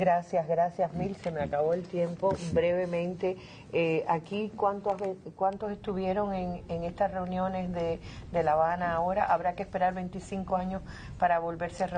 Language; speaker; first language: Spanish; native; Spanish